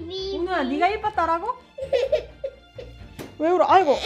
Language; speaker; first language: Korean; native; Korean